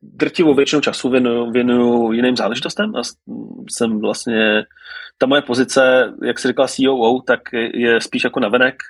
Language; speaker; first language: Czech; native; Czech